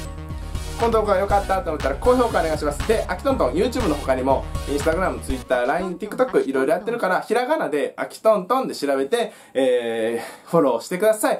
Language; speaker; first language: Japanese; native; Japanese